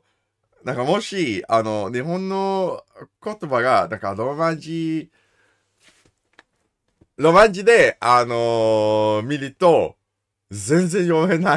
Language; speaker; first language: Japanese; non-native, learner; English